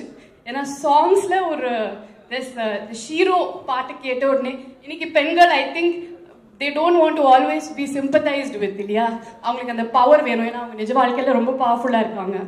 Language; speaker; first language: Tamil; non-native, fluent; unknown